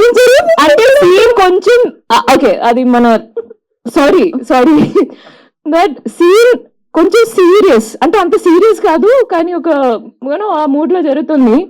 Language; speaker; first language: Telugu; non-native, local second language; Malayalam